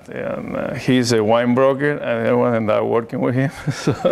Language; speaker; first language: English; non-native, fluent; Spanish